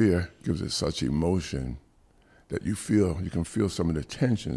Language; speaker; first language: English; native; English